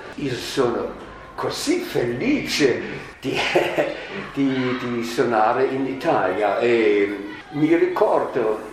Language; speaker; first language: Italian; non-native, learner; German